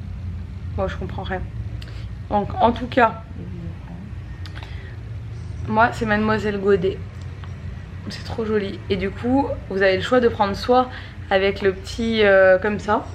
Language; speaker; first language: French; native; French